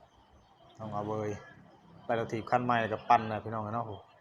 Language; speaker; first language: Thai; non-native, local second language; Lao